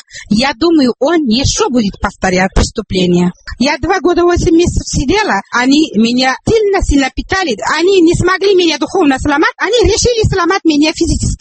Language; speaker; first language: Russian; non-native, local second language; Uzbek